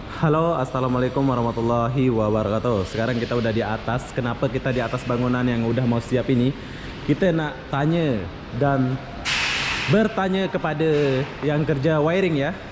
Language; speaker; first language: Indonesian; non-native, local second language; Sasak